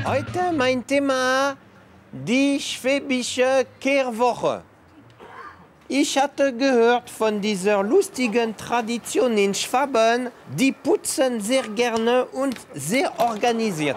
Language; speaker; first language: German; non-native, fluent; French